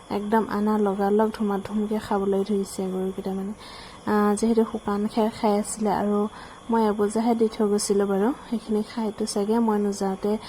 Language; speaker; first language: Assamese; native; Assamese